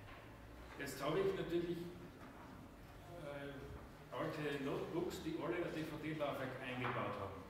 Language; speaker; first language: German; native; German